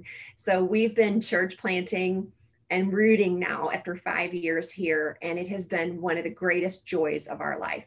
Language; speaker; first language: English; native; English